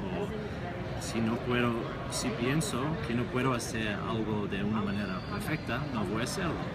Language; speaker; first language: Spanish; non-native, learner; English